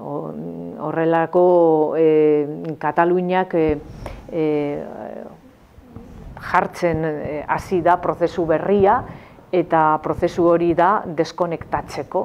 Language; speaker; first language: Basque; non-native, local second language; Spanish